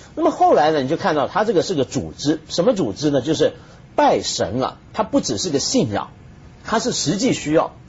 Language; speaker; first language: Chinese; native; Chinese